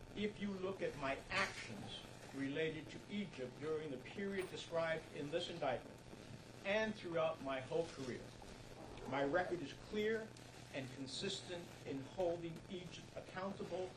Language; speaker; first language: English; early bilingual, other home language; Spanish